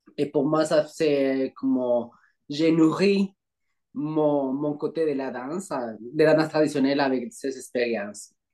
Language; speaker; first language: French; non-native, learner; Spanish